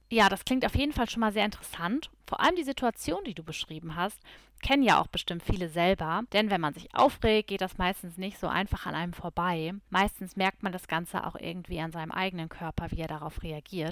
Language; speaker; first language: German; native; German